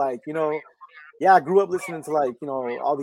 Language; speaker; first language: English; early bilingual, other home language; Spanish